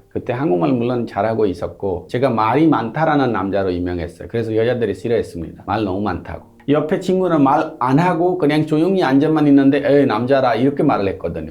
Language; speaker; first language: Korean; non-native, fluent; Hindi